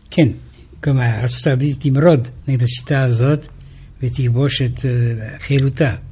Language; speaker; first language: Hebrew; non-native, fluent; Romanian